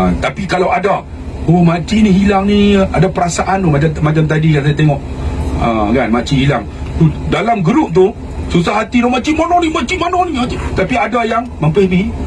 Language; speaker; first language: Malay; native; Malay